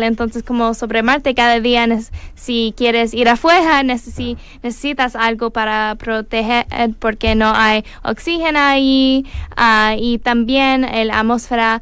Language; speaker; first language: Spanish; non-native, learner; English